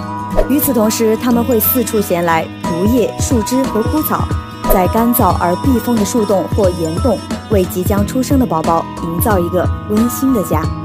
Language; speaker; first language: Chinese; native; Chinese